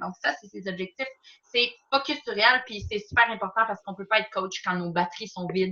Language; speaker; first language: French; native; French